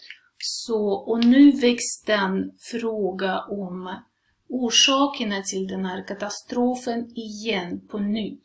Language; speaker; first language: Swedish; non-native, fluent; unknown